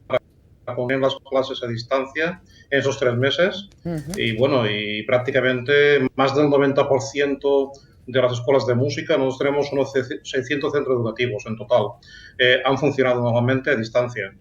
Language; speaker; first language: Spanish; native; Spanish